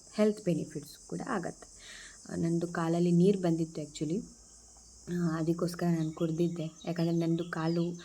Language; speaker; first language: Kannada; non-native, local second language; Tulu